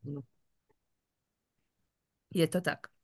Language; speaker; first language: Slovak; non-native, learner; English